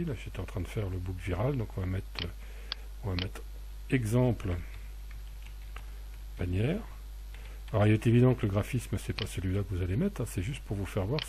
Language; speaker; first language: French; native; French